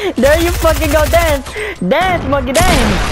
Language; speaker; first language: English; native; English